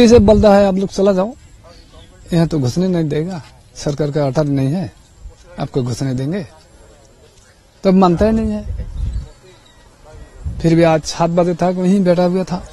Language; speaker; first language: Hindi; non-native, local second language; Bangla